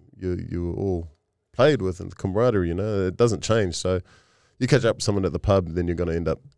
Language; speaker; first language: English; early bilingual, other home language; Tongan